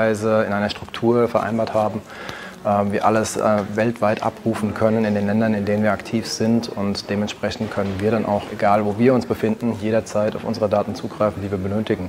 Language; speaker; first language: German; native; German